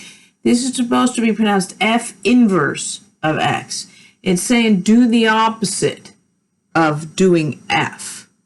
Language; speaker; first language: English; native; English